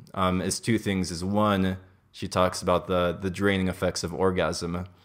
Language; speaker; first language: English; native; English